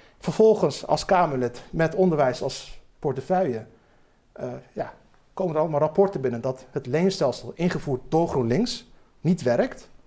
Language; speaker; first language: Dutch; early bilingual, other home language; Turkish